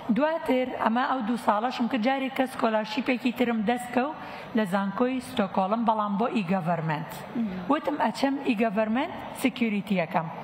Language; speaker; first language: Central Kurdish; native; Central Kurdish